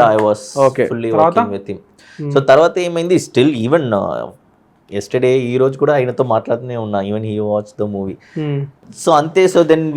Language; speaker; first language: Telugu; early bilingual, heritage; Telugu